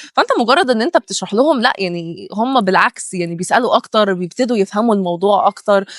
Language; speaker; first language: Egyptian Arabic; early bilingual, heritage; Arabic